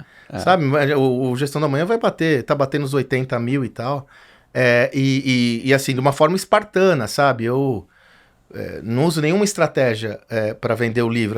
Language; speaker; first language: Portuguese; native; Portuguese